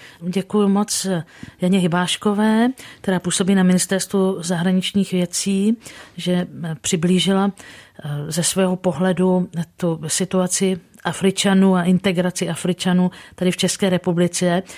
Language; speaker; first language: Czech; native; Czech